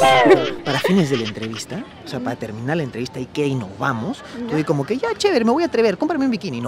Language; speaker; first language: Spanish; native; Spanish